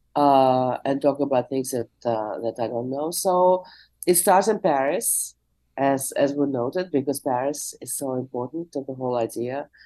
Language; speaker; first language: English; non-native, fluent; Russian